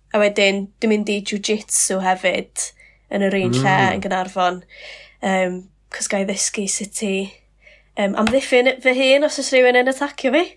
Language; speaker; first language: Welsh; non-native, local second language; English